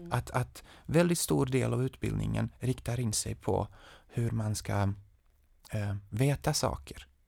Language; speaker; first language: Swedish; non-native, fluent; Serbian